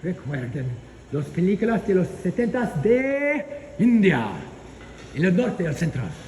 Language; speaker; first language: Spanish; non-native, learner; English